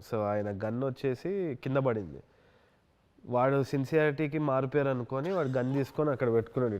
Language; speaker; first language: Telugu; native; Telugu